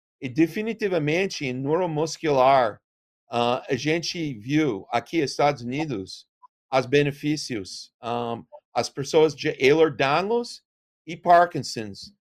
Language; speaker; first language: Portuguese; non-native, learner; English